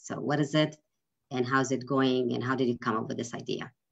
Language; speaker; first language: English; non-native, fluent; Persian